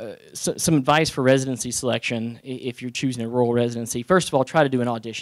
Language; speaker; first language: English; native; English